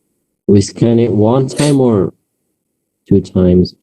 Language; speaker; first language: English; non-native, learner; Arabic